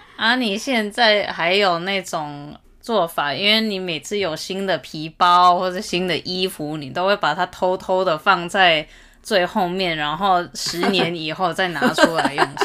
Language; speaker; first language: Chinese; early bilingual, heritage; Chinese